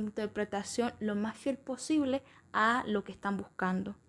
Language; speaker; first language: Spanish; native; Spanish